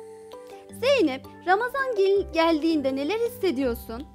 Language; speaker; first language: Turkish; native; Turkish